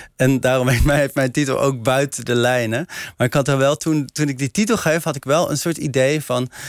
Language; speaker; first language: Dutch; native; Dutch